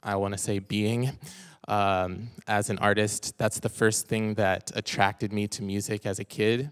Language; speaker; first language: English; native; English